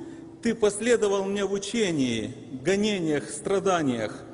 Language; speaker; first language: Russian; native; Russian